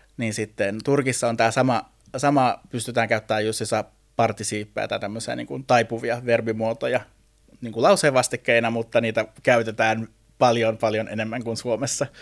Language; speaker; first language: Finnish; native; Finnish